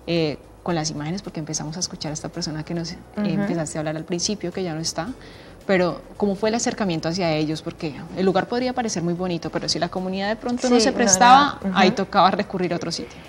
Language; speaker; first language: Spanish; native; Spanish